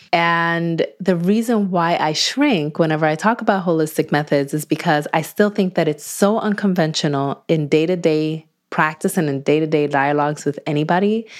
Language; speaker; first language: English; native; English